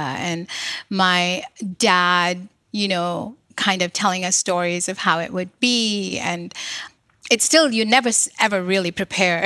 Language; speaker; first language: English; non-native, local second language; Malayalam